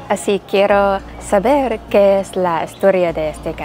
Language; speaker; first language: Spanish; non-native, learner; English